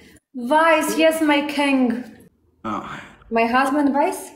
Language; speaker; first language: English; non-native, learner; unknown